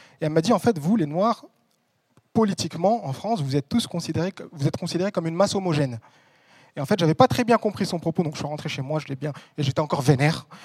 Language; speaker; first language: French; native; French